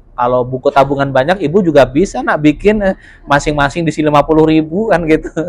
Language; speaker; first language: Indonesian; non-native, local second language; Javanese